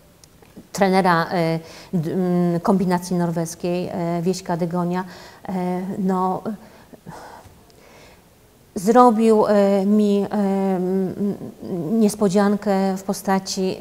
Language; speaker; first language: Polish; native; Polish